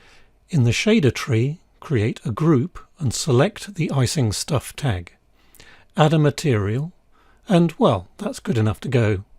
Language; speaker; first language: English; native; English